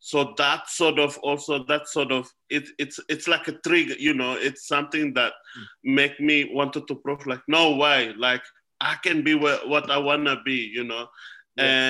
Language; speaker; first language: English; non-native, fluent; Indonesian